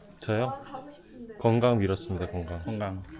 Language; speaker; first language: Korean; native; Korean